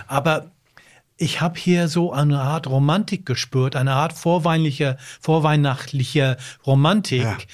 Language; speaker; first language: German; non-native, fluent; English